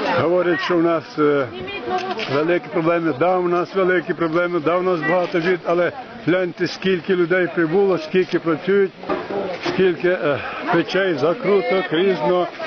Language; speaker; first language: Ukrainian; native; Ukrainian